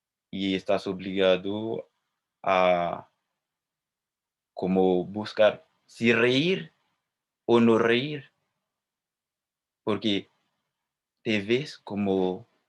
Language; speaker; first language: Spanish; non-native, fluent; Haitian Creole